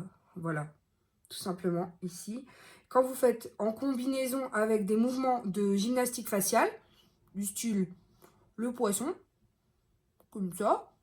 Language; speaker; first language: French; native; French